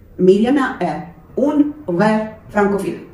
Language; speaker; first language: French; non-native, fluent; Croatian